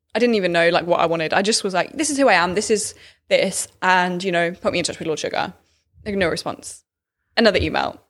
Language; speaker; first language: English; native; English